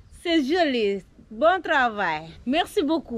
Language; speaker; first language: French; non-native, learner; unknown